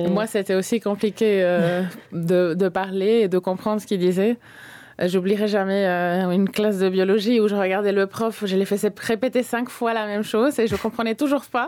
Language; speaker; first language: French; early bilingual, other home language; Spanish